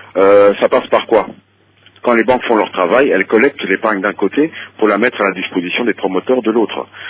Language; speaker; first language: French; non-native, local second language; Lingala